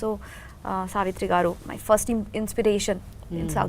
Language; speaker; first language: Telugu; non-native, learner; Bangla